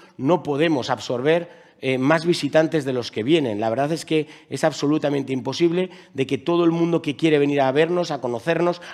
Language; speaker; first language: Spanish; native; Spanish